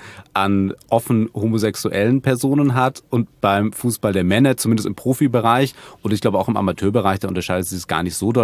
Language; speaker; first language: German; native; German